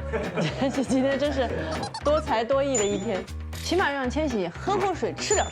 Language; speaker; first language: Chinese; native; Chinese